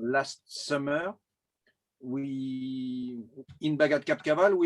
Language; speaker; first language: English; non-native, learner; French